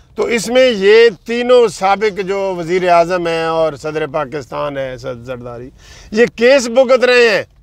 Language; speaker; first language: Urdu; non-native, local second language; Punjabi